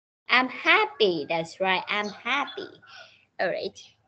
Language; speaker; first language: English; non-native, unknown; Vietnamese